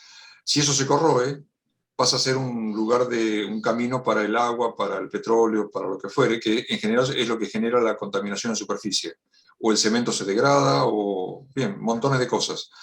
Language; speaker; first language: Spanish; native; Spanish